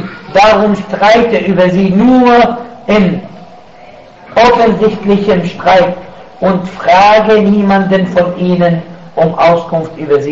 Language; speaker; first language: German; non-native, fluent; Arabic